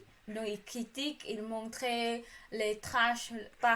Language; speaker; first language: French; non-native, learner; Khmer